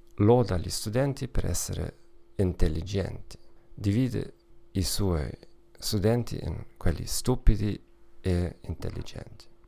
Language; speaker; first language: Italian; non-native, learner; German